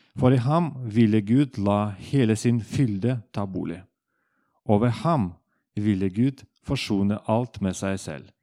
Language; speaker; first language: Norwegian; non-native, fluent; Russian